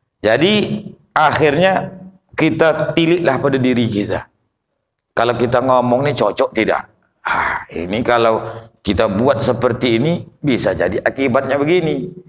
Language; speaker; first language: Malay; native; Malay